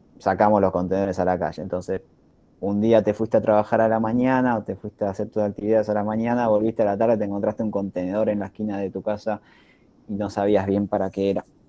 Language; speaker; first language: Spanish; native; Spanish